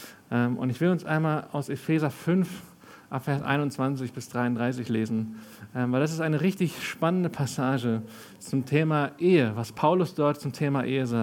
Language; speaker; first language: German; native; German